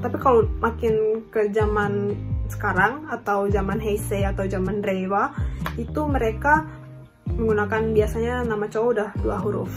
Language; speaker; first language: Indonesian; non-native, fluent; Japanese